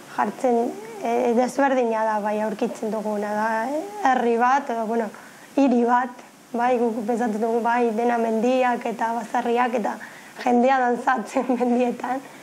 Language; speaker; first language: Basque; non-native, fluent; Spanish